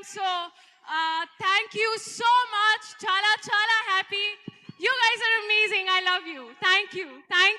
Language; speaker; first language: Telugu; non-native, learner; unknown